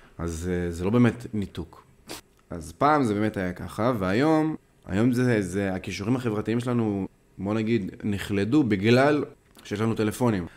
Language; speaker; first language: Hebrew; native; Hebrew